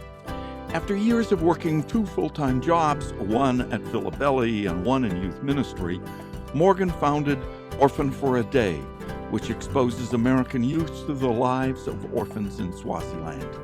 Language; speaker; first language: English; native; English